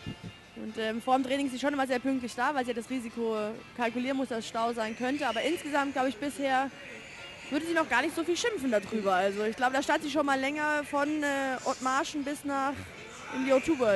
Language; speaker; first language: German; native; German